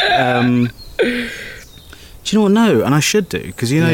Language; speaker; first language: English; native; English